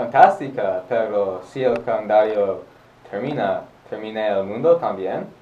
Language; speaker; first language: Spanish; non-native, learner; English